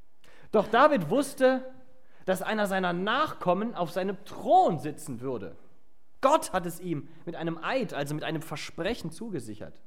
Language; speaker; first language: German; native; German